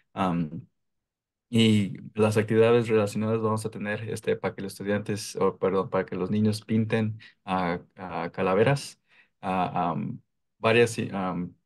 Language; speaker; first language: Spanish; early bilingual, heritage; Spanish